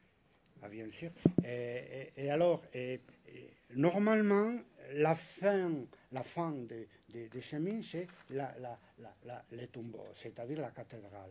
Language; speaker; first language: French; non-native, fluent; Spanish